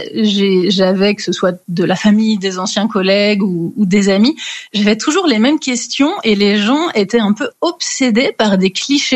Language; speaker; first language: French; native; French